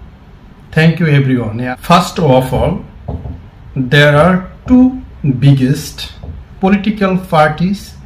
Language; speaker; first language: English; non-native, learner; Bangla